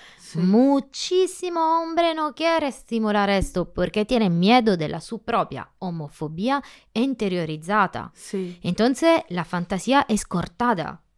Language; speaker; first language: Spanish; non-native, learner; Italian